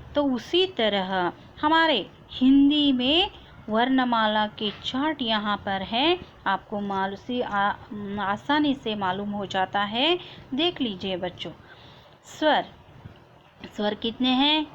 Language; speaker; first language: Hindi; non-native, local second language; Kannada